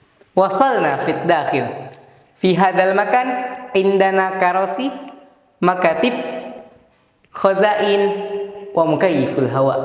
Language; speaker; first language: Arabic; non-native, learner; Indonesian